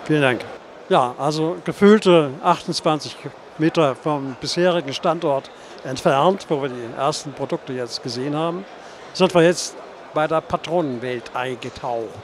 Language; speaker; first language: German; native; German